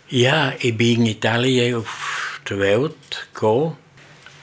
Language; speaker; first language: German; non-native, learner; Italian